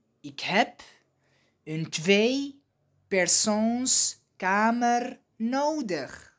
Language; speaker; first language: Dutch; non-native, fluent; Arabic